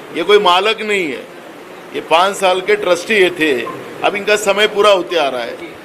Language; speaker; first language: Hindi; non-native, local second language; Marathi